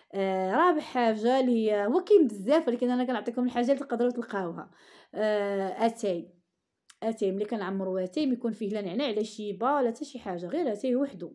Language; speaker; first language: Arabic; native; Arabic